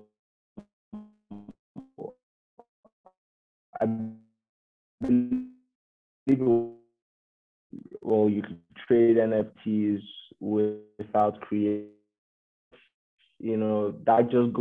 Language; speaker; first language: English; non-native, local second language; Yoruba